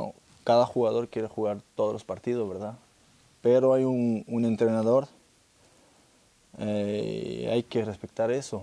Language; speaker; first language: Spanish; non-native, fluent; French